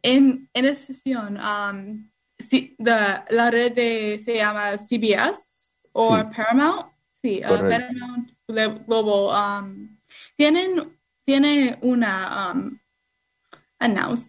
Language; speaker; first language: Spanish; non-native, learner; English